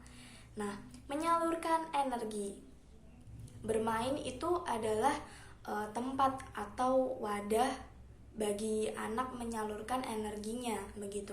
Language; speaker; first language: Indonesian; native; Indonesian